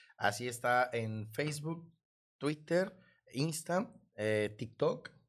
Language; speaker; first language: Spanish; native; Spanish